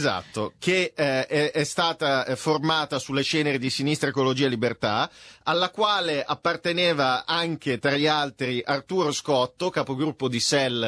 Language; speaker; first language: Italian; native; Italian